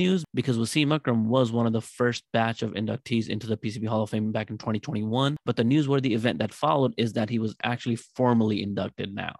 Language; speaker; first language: English; non-native, local second language; Urdu